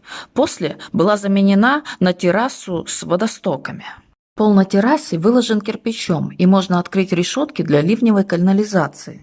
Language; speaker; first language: Russian; native; Russian